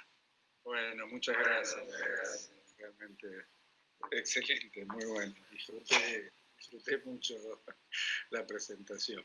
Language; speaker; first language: Spanish; native; Spanish